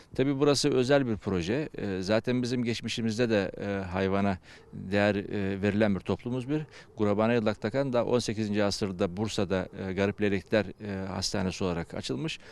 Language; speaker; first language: Turkish; native; Turkish